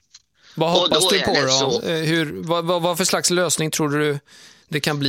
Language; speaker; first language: Swedish; native; Swedish